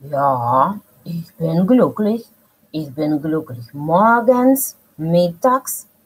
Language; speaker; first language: German; non-native, fluent; Russian